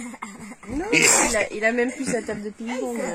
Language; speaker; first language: French; native; French